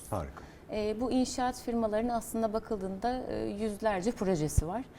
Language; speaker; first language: Turkish; native; Turkish